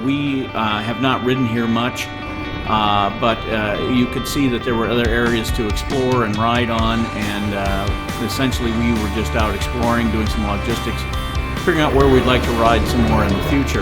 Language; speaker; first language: English; native; English